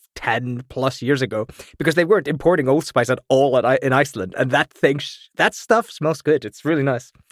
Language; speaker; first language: English; native; English